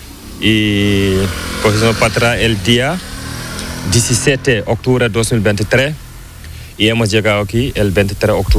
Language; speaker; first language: Spanish; non-native, learner; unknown